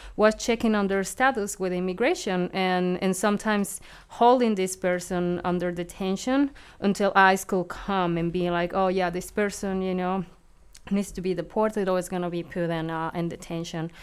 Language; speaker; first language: English; non-native, fluent; Spanish